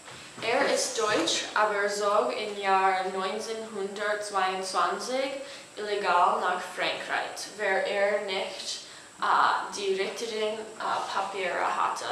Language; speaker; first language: German; non-native, learner; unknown